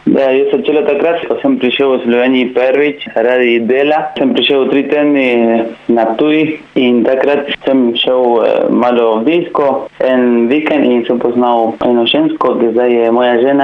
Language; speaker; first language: Slovenian; non-native, learner; Spanish